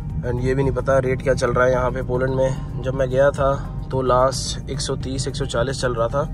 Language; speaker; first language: Hindi; native; Hindi